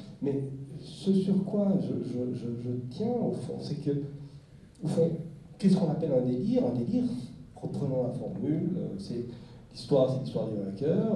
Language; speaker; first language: French; native; French